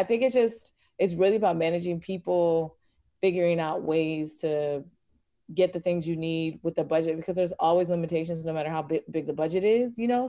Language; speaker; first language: English; native; English